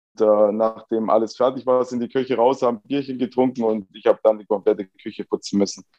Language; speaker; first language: German; early bilingual, other home language; Italian